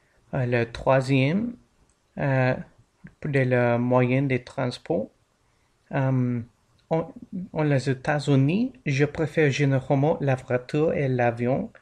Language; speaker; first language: French; non-native, learner; English